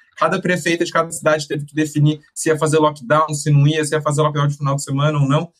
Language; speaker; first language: Portuguese; native; Portuguese